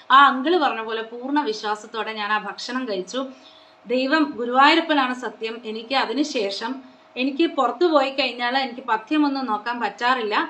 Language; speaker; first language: Malayalam; non-native, local second language; Konkani